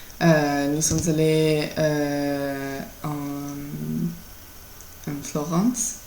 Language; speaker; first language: French; non-native, learner; Italian